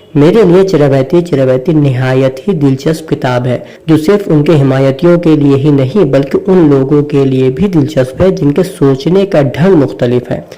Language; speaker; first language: Urdu; native; Urdu